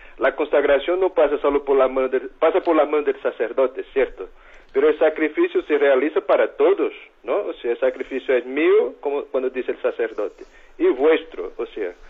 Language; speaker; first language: Spanish; non-native, fluent; Portuguese